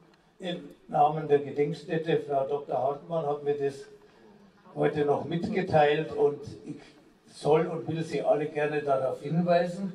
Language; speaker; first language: German; native; German